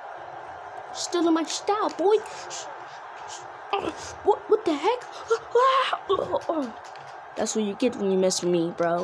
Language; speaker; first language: English; native; English